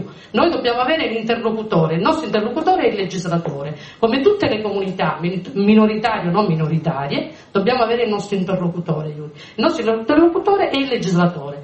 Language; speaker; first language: Italian; native; Italian